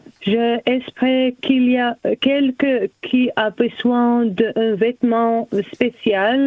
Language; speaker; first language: French; non-native, learner; German